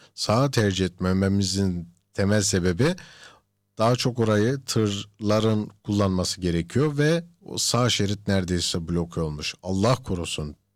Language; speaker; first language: Turkish; early bilingual, heritage; Turkish